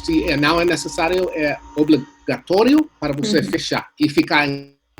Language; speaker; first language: Portuguese; non-native, learner; English